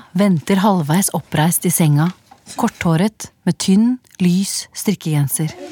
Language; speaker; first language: Norwegian; native; Norwegian